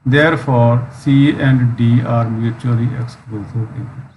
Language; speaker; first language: English; non-native, local second language; Punjabi